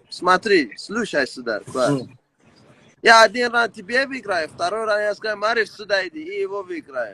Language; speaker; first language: Russian; non-native, learner; Persian